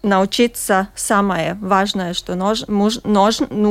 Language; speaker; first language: Russian; non-native, local second language; Latvian